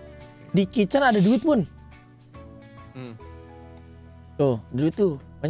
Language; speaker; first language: Indonesian; native; Indonesian